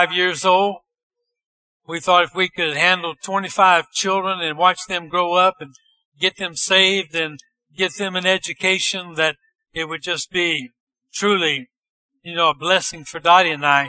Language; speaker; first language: English; native; English